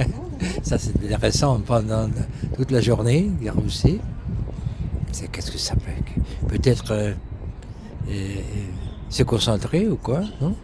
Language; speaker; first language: French; non-native, learner; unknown